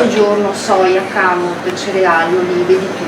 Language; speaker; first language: Italian; native; Italian